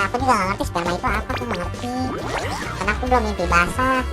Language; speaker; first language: Indonesian; native; Indonesian